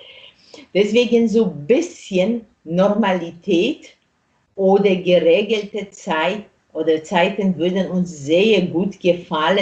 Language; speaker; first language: German; non-native, fluent; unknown